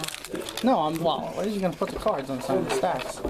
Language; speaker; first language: English; native; English